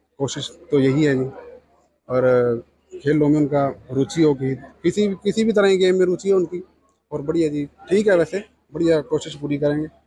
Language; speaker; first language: Hindi; native; Hindi